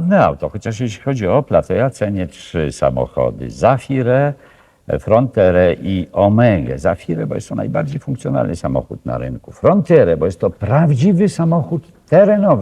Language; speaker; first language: Polish; native; Polish